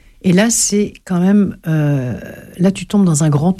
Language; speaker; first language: French; native; French